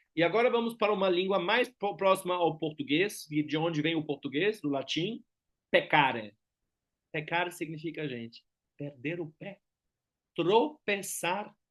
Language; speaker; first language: Portuguese; non-native, fluent; German